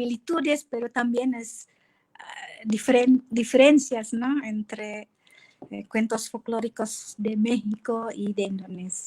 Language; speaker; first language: Spanish; non-native, fluent; Indonesian